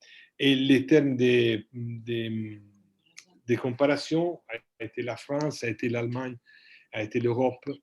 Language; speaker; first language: French; non-native, fluent; Italian